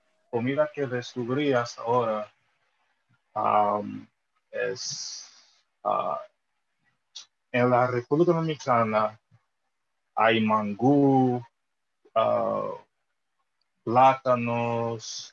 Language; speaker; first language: Spanish; non-native, learner; English